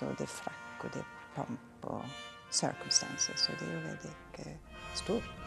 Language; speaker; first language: Swedish; non-native, fluent; German